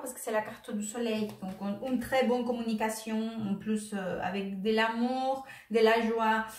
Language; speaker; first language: French; non-native, fluent; Spanish